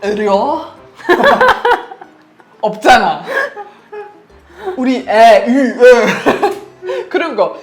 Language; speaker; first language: Korean; non-native, learner; German